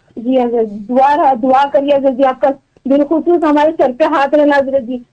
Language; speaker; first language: Urdu; native; Urdu